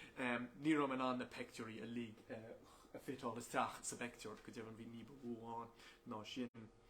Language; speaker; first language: Irish; non-native, local second language; English